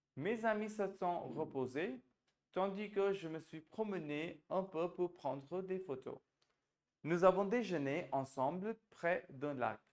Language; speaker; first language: French; non-native, fluent; Hindi